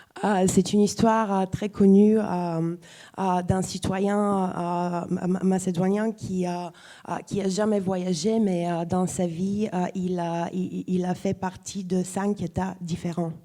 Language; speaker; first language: French; non-native, fluent; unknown